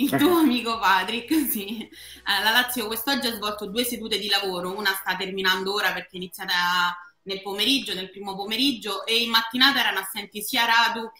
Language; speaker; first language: Italian; native; Italian